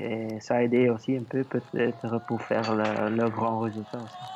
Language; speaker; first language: French; non-native, learner; Dutch